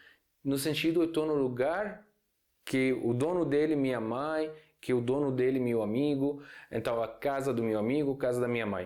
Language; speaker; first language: Portuguese; non-native, fluent; Arabic